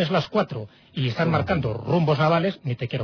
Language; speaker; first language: Spanish; native; Spanish